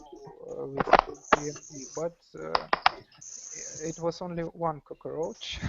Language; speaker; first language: English; non-native, learner; Russian